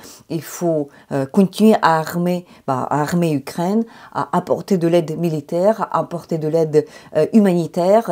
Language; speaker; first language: French; non-native, fluent; Ukrainian